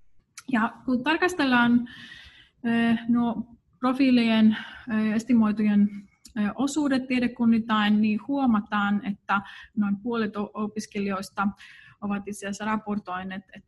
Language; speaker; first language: Finnish; non-native, fluent; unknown